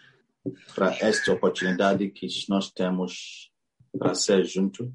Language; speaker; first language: Portuguese; non-native, learner; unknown